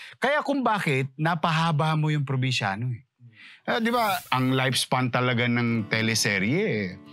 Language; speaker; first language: Filipino; native; Filipino